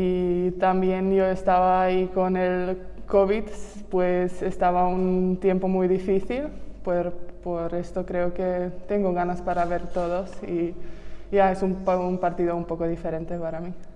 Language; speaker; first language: Spanish; non-native, learner; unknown